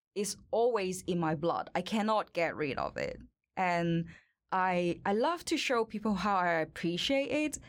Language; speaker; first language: English; non-native, local second language; Cantonese